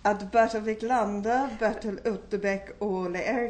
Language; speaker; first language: Swedish; non-native, fluent; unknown